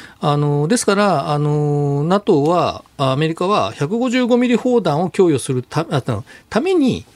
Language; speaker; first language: Japanese; native; Japanese